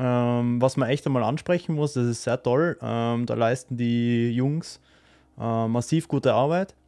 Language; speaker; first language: German; native; German